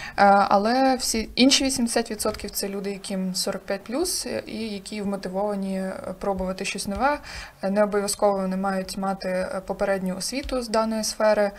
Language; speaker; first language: Ukrainian; native; Ukrainian